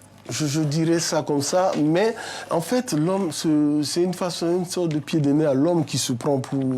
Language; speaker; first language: French; native; French